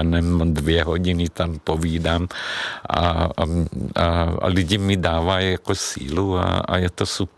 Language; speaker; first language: Czech; non-native, fluent; Hungarian